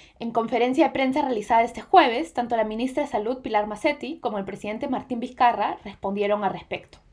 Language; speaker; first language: Spanish; native; Spanish